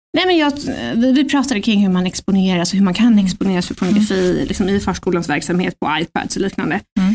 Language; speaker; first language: Swedish; native; Swedish